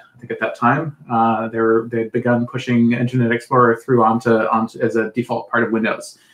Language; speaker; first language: English; native; English